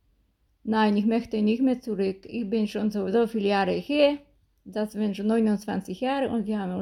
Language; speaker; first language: German; non-native, fluent; Polish